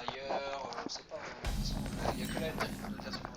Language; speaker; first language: French; native; French